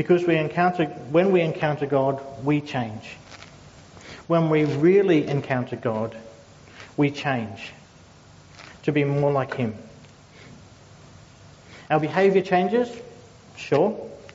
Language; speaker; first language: English; native; English